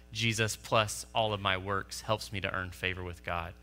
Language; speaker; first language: English; native; English